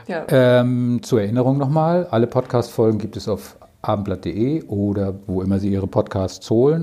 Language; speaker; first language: German; native; German